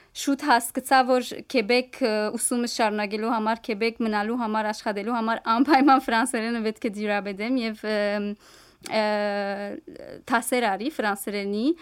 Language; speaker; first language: Armenian; native; Armenian